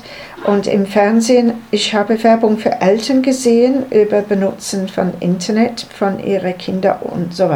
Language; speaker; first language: German; non-native, learner; English